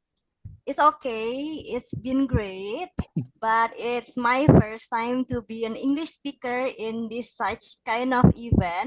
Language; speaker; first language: English; non-native, fluent; Indonesian